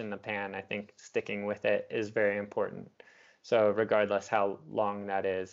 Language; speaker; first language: English; native; English